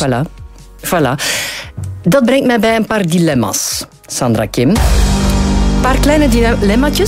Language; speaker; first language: Dutch; native; Dutch